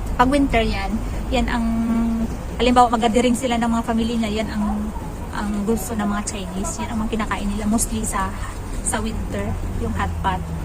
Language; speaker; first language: Filipino; native; Filipino